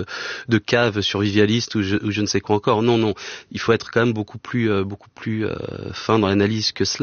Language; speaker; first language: French; native; French